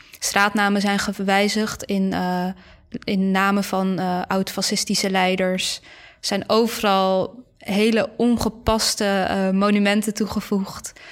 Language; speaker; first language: Dutch; early bilingual, other home language; Bosnian